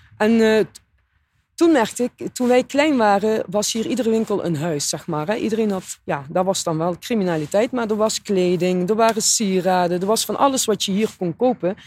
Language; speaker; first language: Dutch; native; Dutch